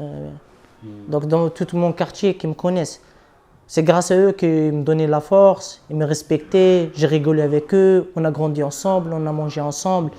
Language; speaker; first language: French; non-native, local second language; Arabic